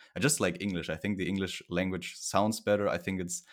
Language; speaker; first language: English; non-native, fluent; German